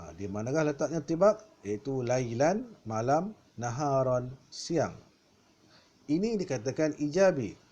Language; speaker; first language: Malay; native; Malay